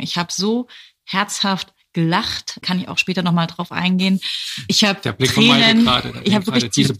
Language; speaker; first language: German; native; German